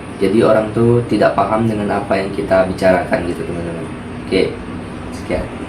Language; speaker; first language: Indonesian; non-native, local second language; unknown